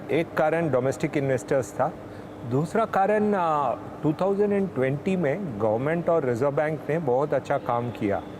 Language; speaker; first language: Hindi; non-native, local second language; Tamil